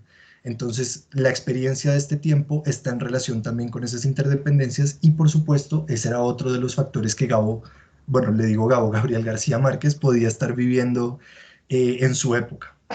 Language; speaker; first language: Spanish; native; Spanish